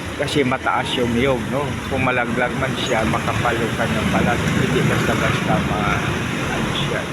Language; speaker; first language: Filipino; native; Filipino